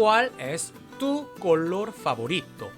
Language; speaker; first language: Spanish; non-native, fluent; Korean